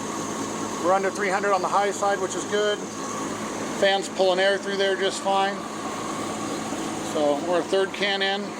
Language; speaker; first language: English; native; English